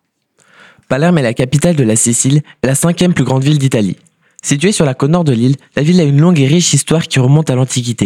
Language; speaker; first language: French; native; French